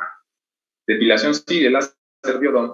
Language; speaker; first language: Spanish; native; Spanish